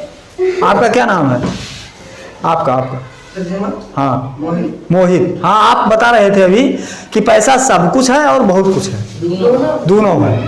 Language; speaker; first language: Hindi; native; Hindi